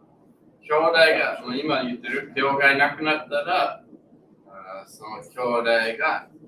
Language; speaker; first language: Japanese; non-native, learner; English